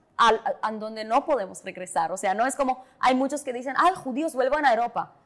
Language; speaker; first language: Spanish; non-native, fluent; Hebrew